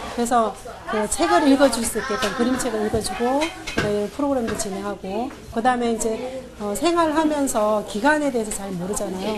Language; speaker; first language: Korean; native; Korean